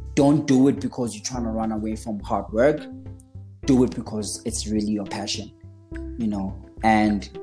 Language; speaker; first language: English; non-native, local second language; Zulu